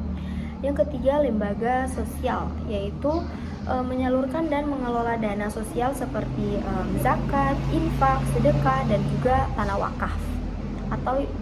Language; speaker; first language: Indonesian; native; Indonesian